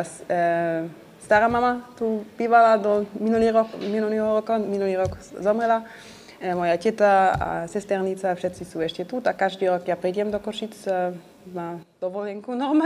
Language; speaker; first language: Slovak; early bilingual, heritage; Slovak